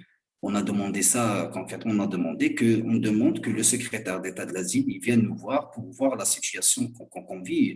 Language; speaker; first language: French; non-native, fluent; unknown